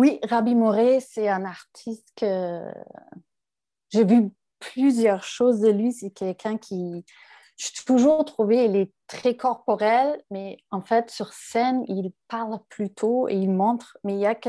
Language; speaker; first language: French; non-native, fluent; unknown